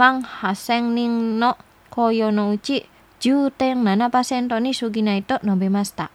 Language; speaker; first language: Japanese; non-native, fluent; Indonesian